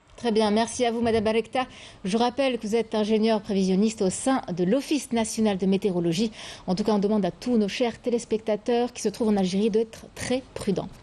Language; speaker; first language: French; non-native, local second language; Arabic